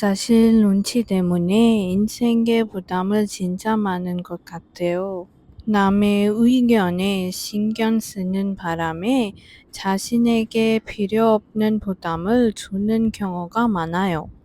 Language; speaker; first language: Korean; non-native, fluent; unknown